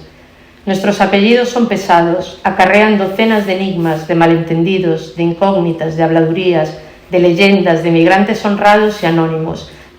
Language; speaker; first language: Spanish; native; Spanish